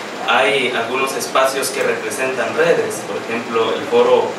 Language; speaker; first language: Spanish; native; Spanish